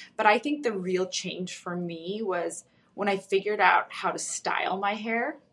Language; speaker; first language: English; early bilingual, other home language; Russian